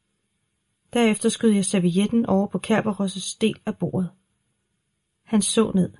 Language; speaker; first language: Danish; native; Danish